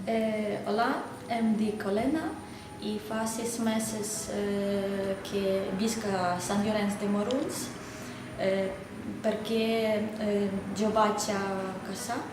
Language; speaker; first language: Catalan; non-native, learner; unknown